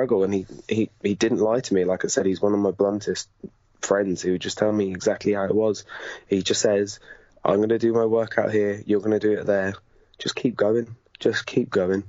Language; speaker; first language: English; native; English